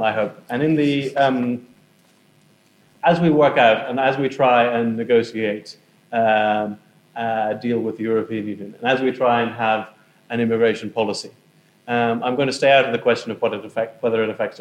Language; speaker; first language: English; native; English